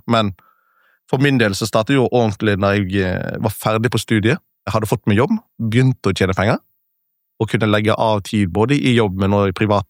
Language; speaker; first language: Norwegian; native; Norwegian